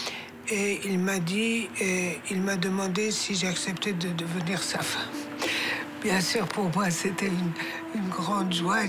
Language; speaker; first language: French; non-native, fluent; Persian